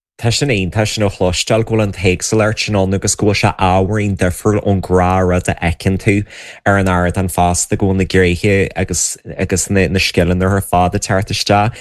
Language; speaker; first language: Irish; native; Irish